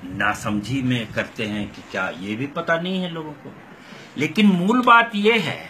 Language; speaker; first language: Hindi; non-native, local second language; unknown